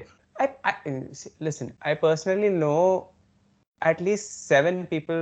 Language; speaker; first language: English; non-native, local second language; Hindi